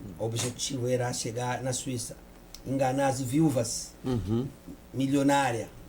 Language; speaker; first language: Portuguese; non-native, fluent; Lingala